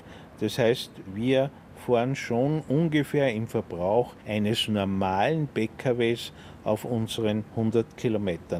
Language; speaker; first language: German; native; German